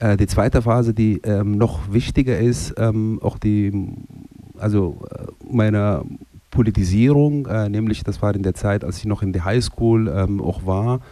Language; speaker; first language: German; non-native, fluent; Arabic